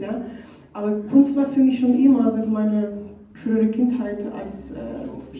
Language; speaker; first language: German; non-native, fluent; Ukrainian